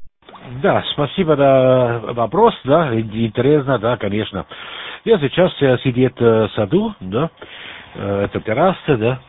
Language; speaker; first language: Russian; non-native, learner; German